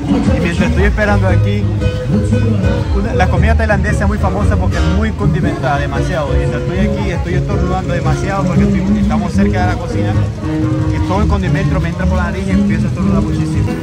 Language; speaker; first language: Spanish; native; Spanish